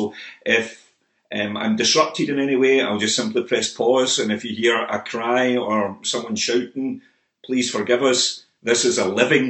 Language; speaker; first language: English; native; English